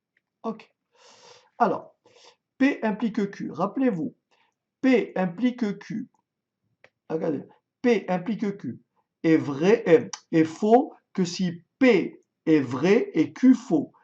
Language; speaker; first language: French; native; French